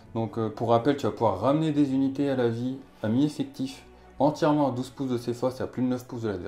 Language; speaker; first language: French; native; French